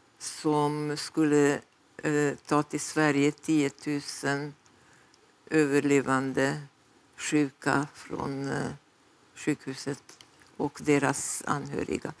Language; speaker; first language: Swedish; non-native, fluent; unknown